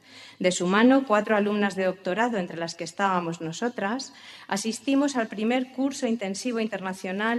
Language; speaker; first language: Spanish; native; Spanish